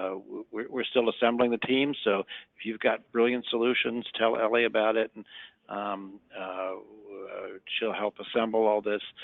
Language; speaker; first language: English; native; English